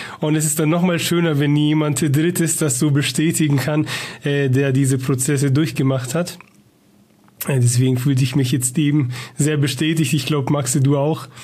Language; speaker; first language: German; native; German